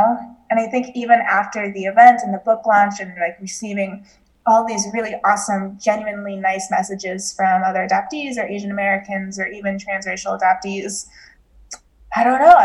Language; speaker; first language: English; native; English